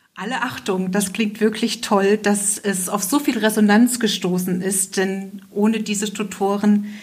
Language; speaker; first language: German; non-native, local second language; Swiss German